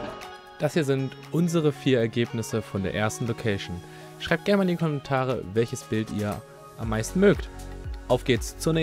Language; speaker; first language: German; native; German